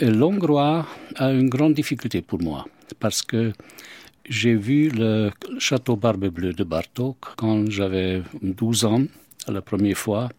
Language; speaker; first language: French; non-native, fluent; Hungarian